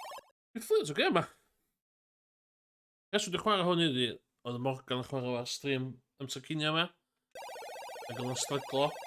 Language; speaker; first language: Dutch; non-native, learner; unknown